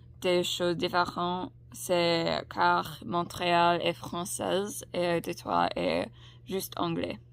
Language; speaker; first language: French; non-native, learner; English